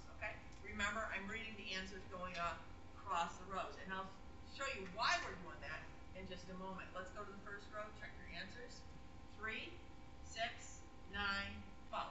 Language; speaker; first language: English; native; English